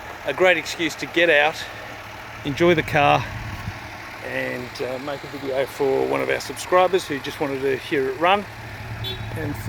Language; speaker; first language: English; native; English